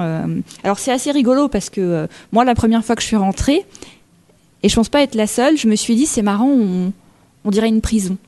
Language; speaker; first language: French; native; French